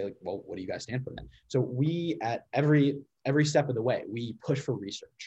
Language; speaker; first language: English; native; English